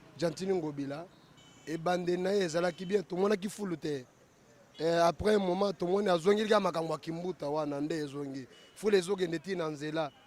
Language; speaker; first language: Lingala; native; Lingala